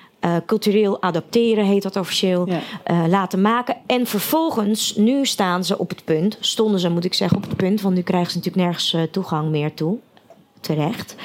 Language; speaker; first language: Dutch; early bilingual, other home language; Russian